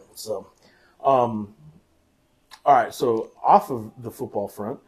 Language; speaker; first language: English; native; English